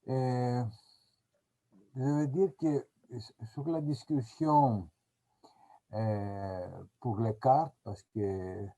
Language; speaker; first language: French; non-native, fluent; Greek